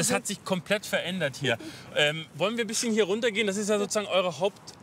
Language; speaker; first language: German; native; German